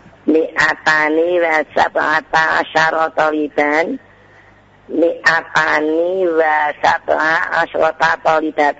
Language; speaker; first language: Arabic; non-native, learner; Indonesian